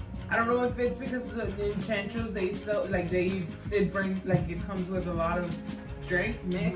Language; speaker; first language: English; early bilingual, other home language; Spanish